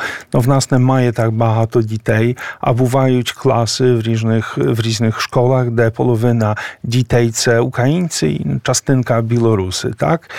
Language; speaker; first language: Ukrainian; non-native, fluent; Polish